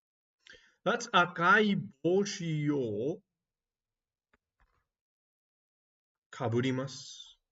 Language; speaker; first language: Japanese; non-native, learner; English